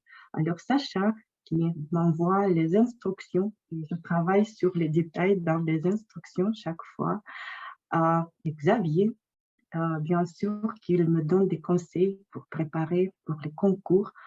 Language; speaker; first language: French; non-native, fluent; Russian